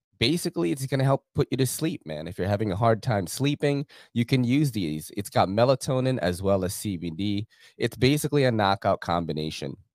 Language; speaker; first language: English; early bilingual, other home language; Filipino